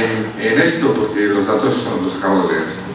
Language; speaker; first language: Spanish; native; Spanish